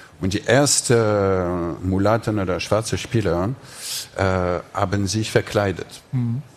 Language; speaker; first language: German; non-native, fluent; French